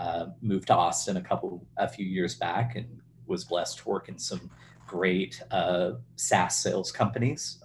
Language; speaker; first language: English; native; English